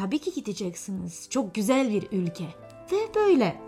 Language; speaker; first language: Turkish; non-native, fluent; Romanian